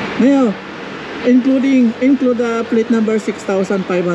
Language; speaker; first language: English; non-native, learner; Filipino